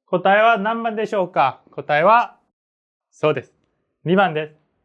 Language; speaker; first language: Japanese; non-native, fluent; Korean